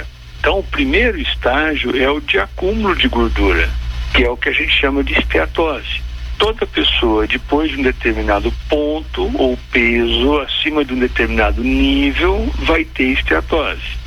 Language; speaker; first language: Portuguese; native; Portuguese